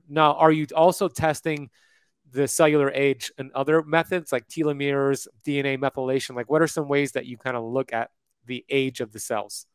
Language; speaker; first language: English; native; English